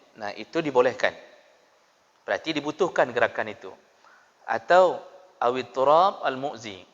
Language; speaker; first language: Malay; non-native, local second language; Achinese